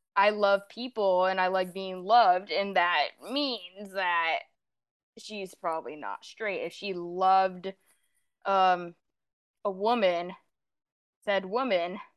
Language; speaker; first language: English; native; English